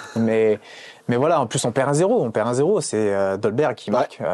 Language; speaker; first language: French; native; French